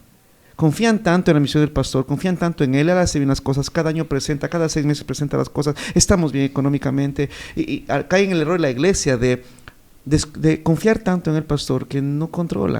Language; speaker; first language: Spanish; native; Spanish